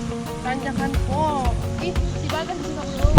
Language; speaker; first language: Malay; non-native, local second language; Sundanese